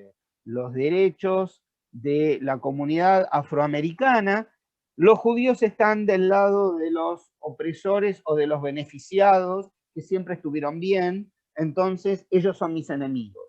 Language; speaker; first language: Spanish; native; Spanish